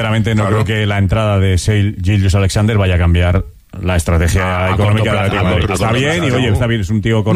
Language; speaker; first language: Spanish; native; Spanish